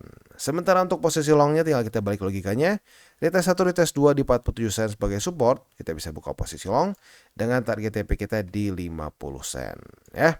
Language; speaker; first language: Indonesian; native; Indonesian